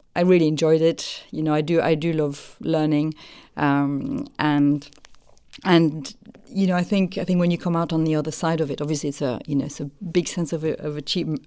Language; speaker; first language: English; non-native, fluent; French